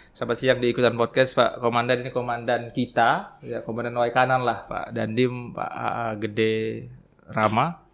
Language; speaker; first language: Indonesian; native; Indonesian